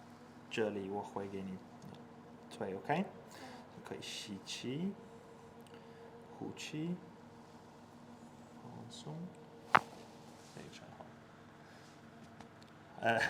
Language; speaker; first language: Chinese; non-native, learner; English